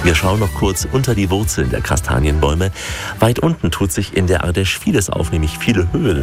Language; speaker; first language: German; native; German